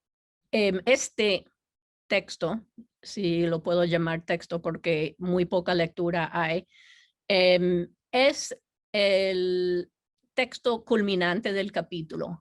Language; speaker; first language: Spanish; non-native, fluent; English